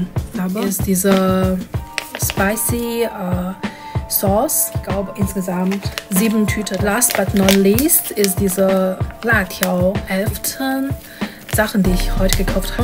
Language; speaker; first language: German; non-native, learner; Chinese